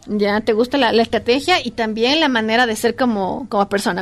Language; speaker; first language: Spanish; native; Spanish